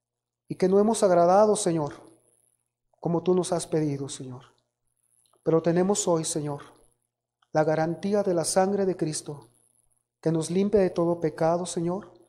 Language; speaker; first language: Spanish; native; Spanish